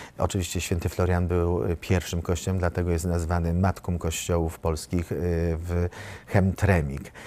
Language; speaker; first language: Polish; native; Polish